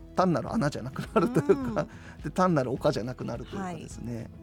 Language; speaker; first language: Japanese; native; Japanese